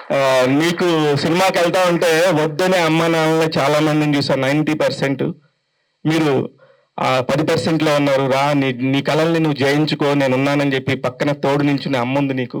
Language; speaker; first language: Telugu; native; Telugu